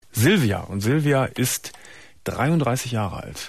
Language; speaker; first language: German; native; German